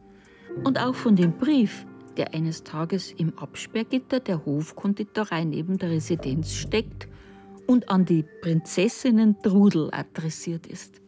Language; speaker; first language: German; native; German